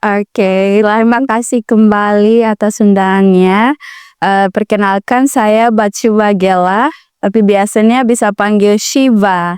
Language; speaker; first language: Indonesian; non-native, learner; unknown